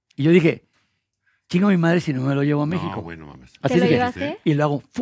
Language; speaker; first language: Spanish; native; Spanish